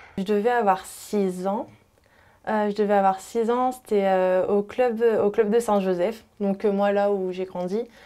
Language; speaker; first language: French; native; French